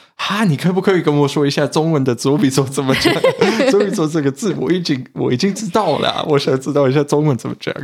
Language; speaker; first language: Chinese; non-native, fluent; German